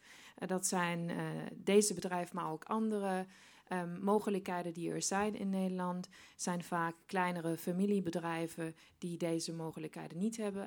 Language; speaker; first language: Dutch; non-native, fluent; German